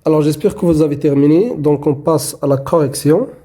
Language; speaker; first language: French; non-native, local second language; Arabic